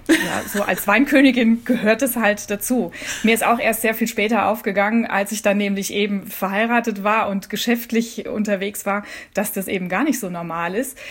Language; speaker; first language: German; native; German